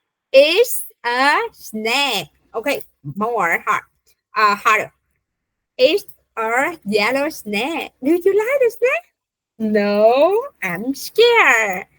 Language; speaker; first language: English; non-native, fluent; Vietnamese